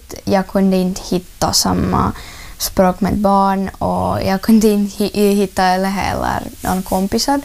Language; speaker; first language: Swedish; non-native, learner; Ukrainian